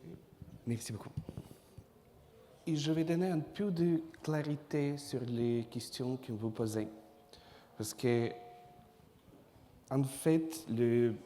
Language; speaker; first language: French; non-native, fluent; Russian